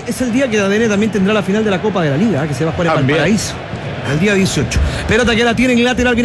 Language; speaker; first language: Spanish; native; Spanish